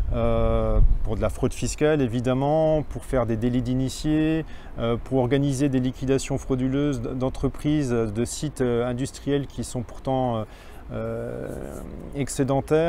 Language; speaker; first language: French; native; French